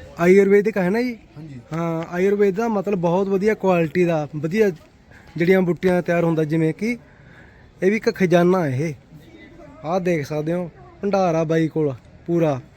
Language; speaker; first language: Punjabi; native; Punjabi